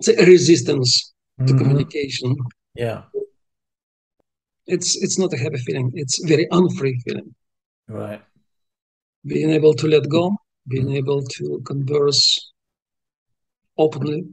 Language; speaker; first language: English; non-native, fluent; Russian